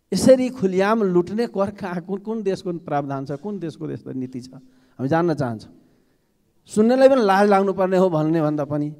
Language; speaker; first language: Nepali; non-native, local second language; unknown